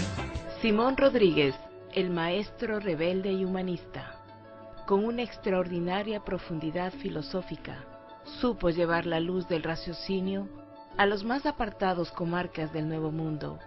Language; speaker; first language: Spanish; native; Spanish